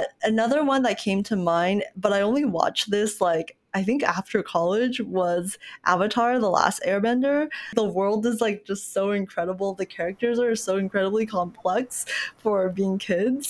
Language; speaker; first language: English; early bilingual, other home language; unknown